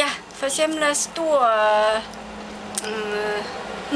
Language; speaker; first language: Danish; non-native, learner; Chinese